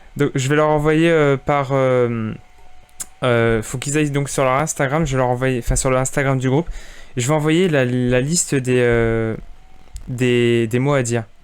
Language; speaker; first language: French; native; French